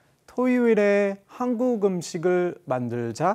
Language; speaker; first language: Korean; non-native, learner; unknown